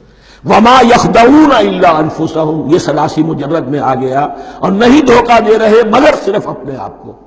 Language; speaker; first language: Urdu; native; Urdu